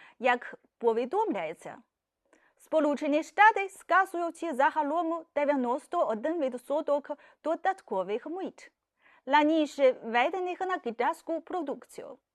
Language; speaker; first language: Ukrainian; non-native, fluent; Chinese